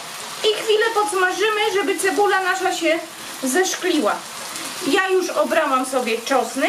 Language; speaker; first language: Polish; native; Polish